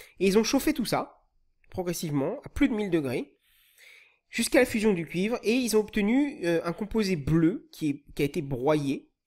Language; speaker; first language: French; native; French